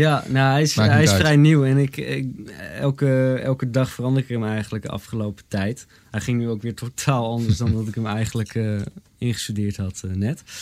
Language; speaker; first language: Dutch; native; Dutch